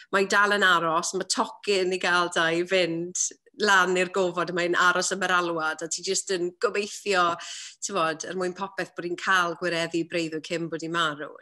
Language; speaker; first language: Welsh; native; Welsh